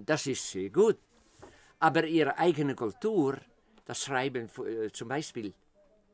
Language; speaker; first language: German; non-native, fluent; Dutch